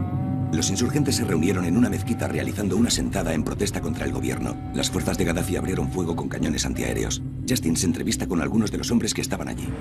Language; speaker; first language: Spanish; native; Spanish